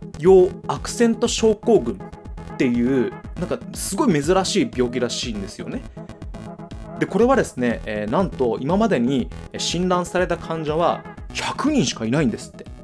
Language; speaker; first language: Japanese; native; Japanese